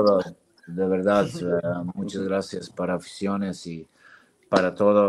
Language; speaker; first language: Spanish; non-native, fluent; Serbian